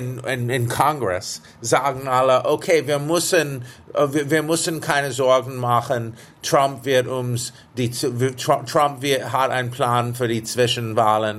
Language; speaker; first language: German; non-native, fluent; English